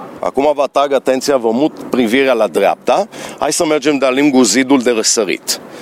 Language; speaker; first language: Romanian; early bilingual, heritage; Romanian